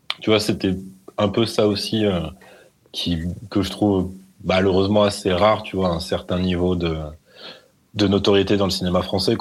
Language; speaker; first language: French; native; French